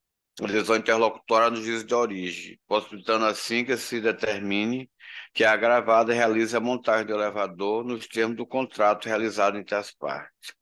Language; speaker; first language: Portuguese; native; Portuguese